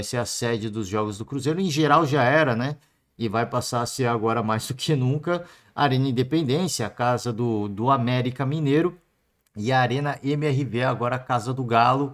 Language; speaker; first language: Portuguese; native; Portuguese